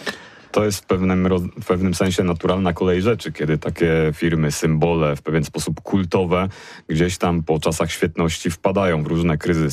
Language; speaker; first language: Polish; native; Polish